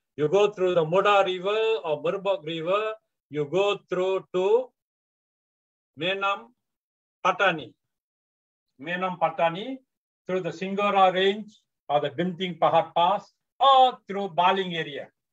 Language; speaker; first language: English; non-native, local second language; Tamil